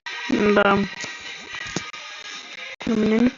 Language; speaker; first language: Russian; native; Russian